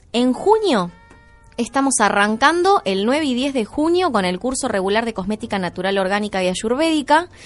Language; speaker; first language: Spanish; native; Spanish